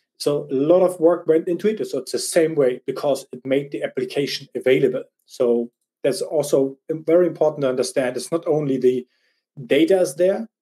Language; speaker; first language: English; non-native, fluent; German